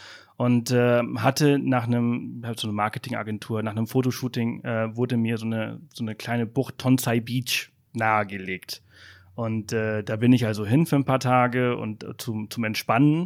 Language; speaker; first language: German; native; German